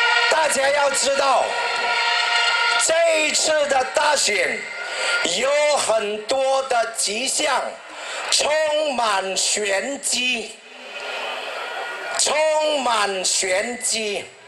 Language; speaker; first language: Chinese; native; Chinese